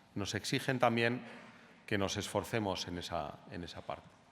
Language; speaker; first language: Spanish; native; Spanish